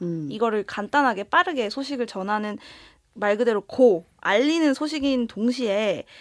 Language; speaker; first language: Korean; native; Korean